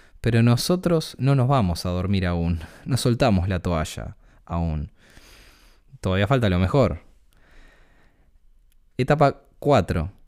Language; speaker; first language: Spanish; native; Spanish